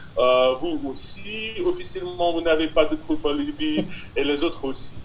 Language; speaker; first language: French; non-native, fluent; Russian